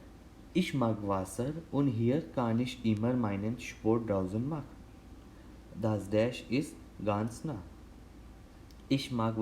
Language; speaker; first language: German; non-native, learner; Hindi